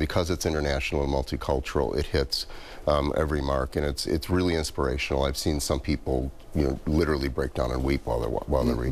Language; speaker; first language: English; native; English